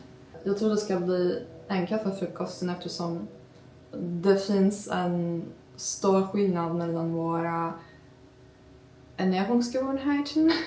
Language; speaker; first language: Swedish; non-native, learner; Turkish